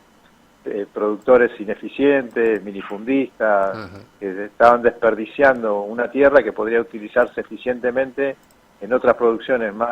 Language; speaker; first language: Spanish; native; Spanish